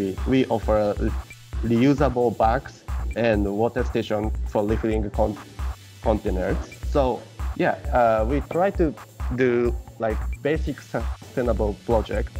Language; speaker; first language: English; non-native, fluent; Japanese